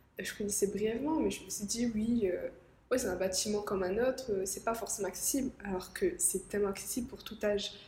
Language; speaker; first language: French; native; French